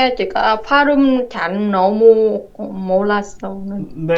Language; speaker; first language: Korean; non-native, learner; Vietnamese